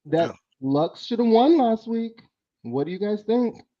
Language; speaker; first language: English; native; English